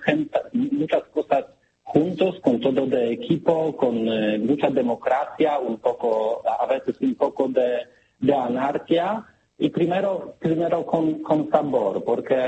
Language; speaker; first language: Spanish; non-native, learner; Polish